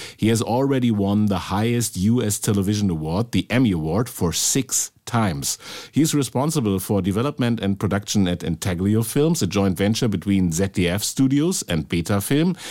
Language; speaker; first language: English; non-native, fluent; German